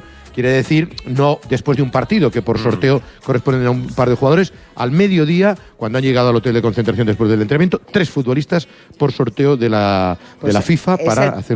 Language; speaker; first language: Spanish; native; Spanish